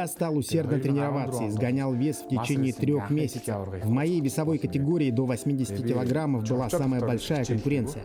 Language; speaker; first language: Russian; non-native, fluent; Mongolian